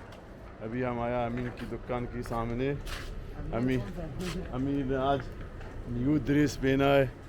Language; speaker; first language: Hindi; non-native, local second language; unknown